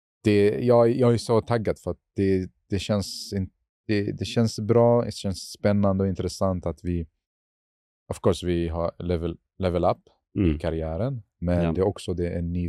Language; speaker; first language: Swedish; non-native, fluent; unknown